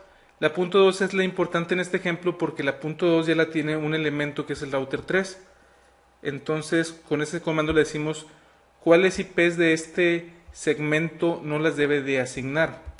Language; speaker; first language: Spanish; native; Spanish